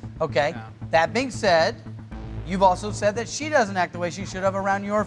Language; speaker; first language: English; native; English